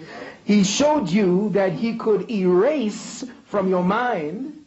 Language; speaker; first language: English; native; English